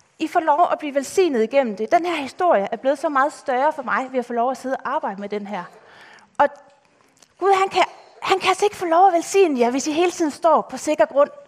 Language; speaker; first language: Danish; native; Danish